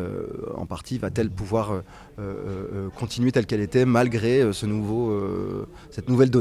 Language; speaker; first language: French; native; French